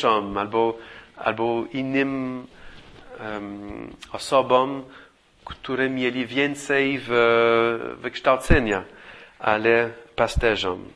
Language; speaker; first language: Polish; non-native, fluent; English